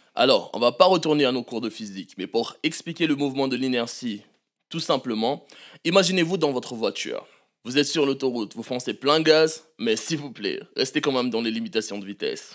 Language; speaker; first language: French; non-native, local second language; Malagasy